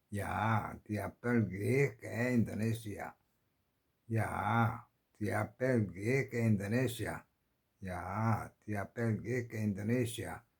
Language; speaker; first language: Indonesian; non-native, learner; Korean